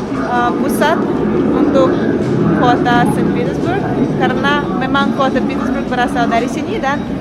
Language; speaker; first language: Indonesian; non-native, fluent; Russian